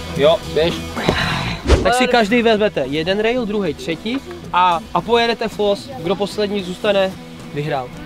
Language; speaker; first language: Czech; early bilingual, other home language; Ukrainian